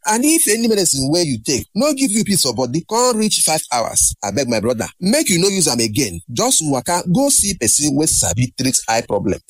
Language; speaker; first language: Nigerian Pidgin; native; Nigerian Pidgin